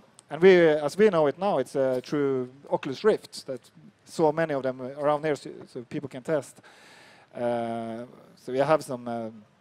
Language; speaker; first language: English; non-native, fluent; Norwegian